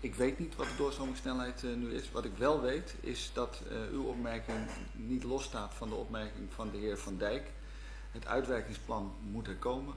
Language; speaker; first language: Dutch; native; Dutch